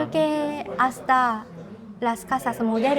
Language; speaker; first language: Spanish; non-native, learner; Japanese